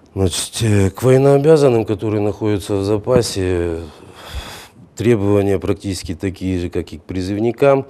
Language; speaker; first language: Russian; native; Russian